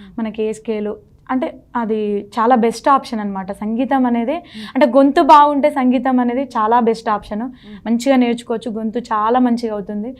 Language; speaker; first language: Telugu; native; Telugu